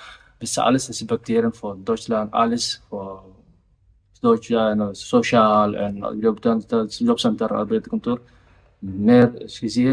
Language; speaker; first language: German; non-native, learner; Somali